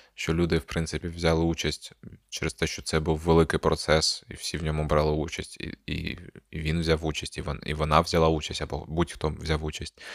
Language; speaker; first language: Ukrainian; non-native, local second language; Russian